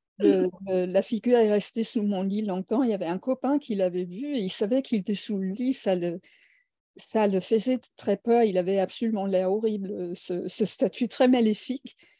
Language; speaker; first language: French; non-native, fluent; Danish